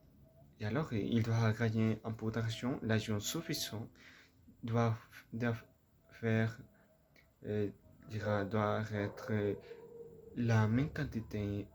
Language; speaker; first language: French; non-native, learner; Spanish